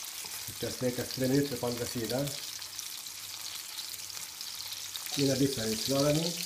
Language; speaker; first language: Swedish; non-native, learner; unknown